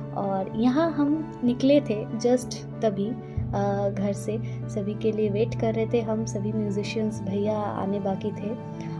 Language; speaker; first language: Hindi; non-native, local second language; Bangla